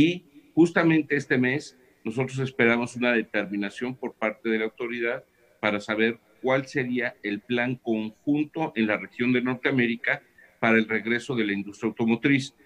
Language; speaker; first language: Spanish; native; Spanish